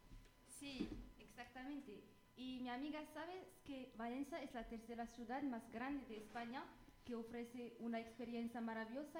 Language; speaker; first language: Spanish; non-native, learner; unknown